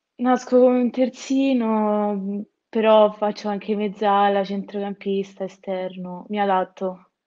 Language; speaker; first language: Italian; native; Italian